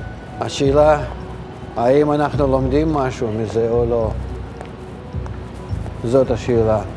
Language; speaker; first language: Hebrew; non-native, fluent; Russian